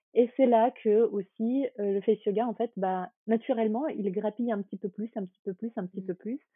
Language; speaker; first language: French; early bilingual, other home language; Ukrainian